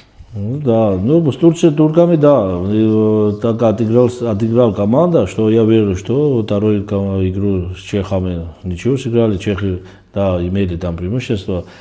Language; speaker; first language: Russian; non-native, fluent; Georgian